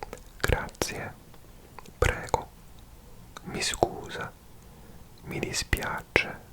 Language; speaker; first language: Italian; non-native, learner; English